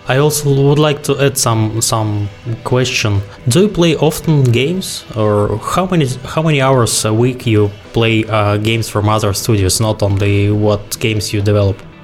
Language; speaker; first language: English; non-native, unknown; Russian